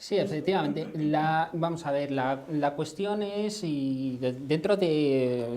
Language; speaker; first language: Spanish; native; Spanish